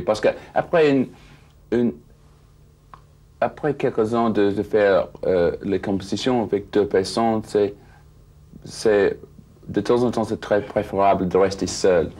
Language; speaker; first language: French; non-native, fluent; English